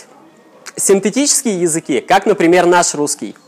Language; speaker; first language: Russian; native; Russian